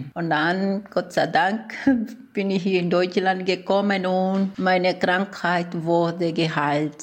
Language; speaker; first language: German; early bilingual, other home language; Portuguese